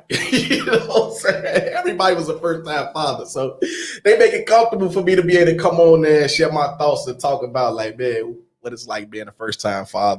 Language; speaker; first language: English; native; English